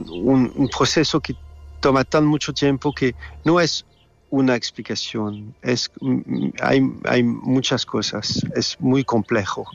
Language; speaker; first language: Spanish; non-native, learner; French